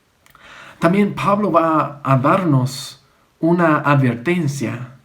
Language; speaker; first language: Spanish; non-native, fluent; English